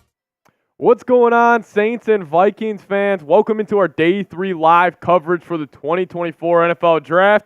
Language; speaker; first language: English; native; English